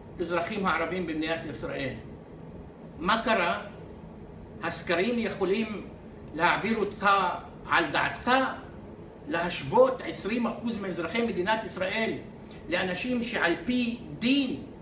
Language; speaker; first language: Hebrew; non-native, local second language; Arabic